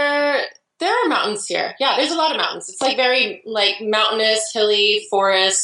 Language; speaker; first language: English; native; English